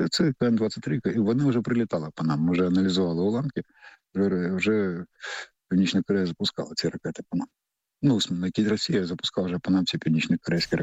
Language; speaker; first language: Ukrainian; native; Ukrainian